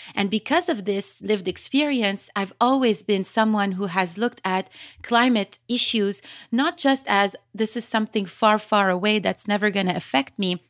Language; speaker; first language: English; early bilingual, other home language; Arabic